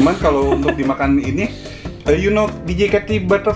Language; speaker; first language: Indonesian; native; Indonesian